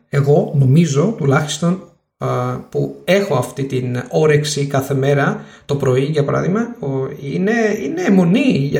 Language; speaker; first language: Greek; non-native, fluent; Italian